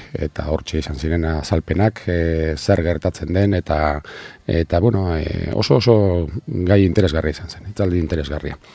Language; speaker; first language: Basque; native; Basque